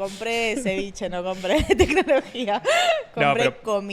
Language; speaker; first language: Spanish; native; Spanish